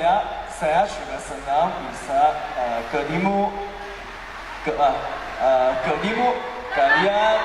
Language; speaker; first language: Indonesian; non-native, learner; Chinese